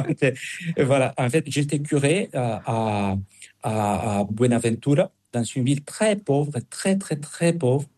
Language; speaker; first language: French; non-native, fluent; Spanish